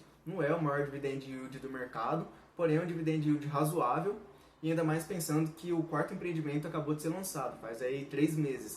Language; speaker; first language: Portuguese; native; Portuguese